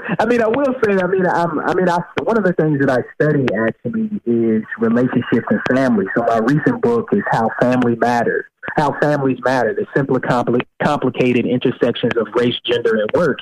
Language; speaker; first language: English; native; English